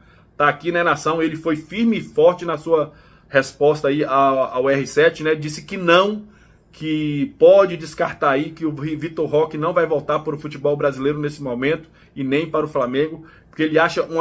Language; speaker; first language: Portuguese; native; Portuguese